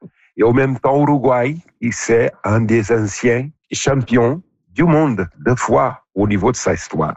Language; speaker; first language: French; non-native, local second language; Portuguese